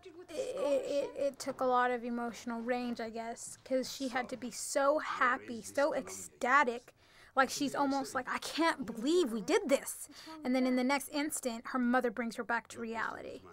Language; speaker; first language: English; early bilingual, other home language; Spanish